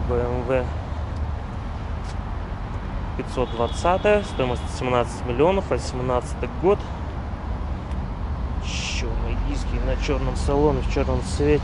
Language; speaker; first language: Russian; native; Russian